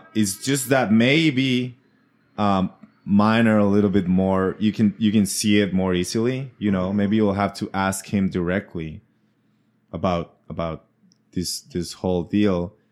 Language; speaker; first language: English; non-native, fluent; Spanish